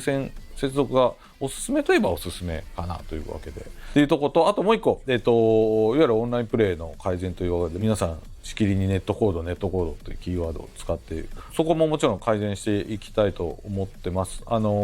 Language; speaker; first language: Japanese; native; Japanese